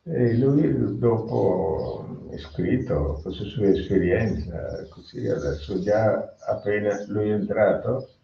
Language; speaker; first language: Italian; non-native, fluent; Tamil